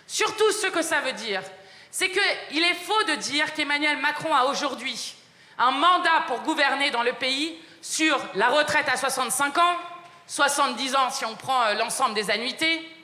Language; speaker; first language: French; native; French